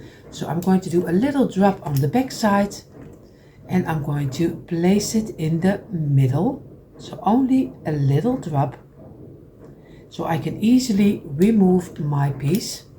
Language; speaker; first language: English; non-native, fluent; Dutch